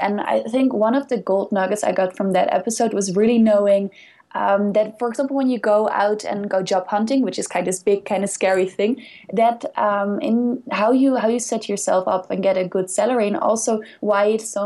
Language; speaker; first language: English; non-native, fluent; Dutch